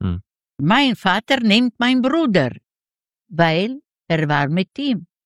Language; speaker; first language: German; non-native, learner; Yiddish